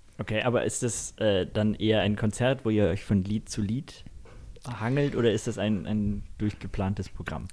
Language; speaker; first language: German; native; German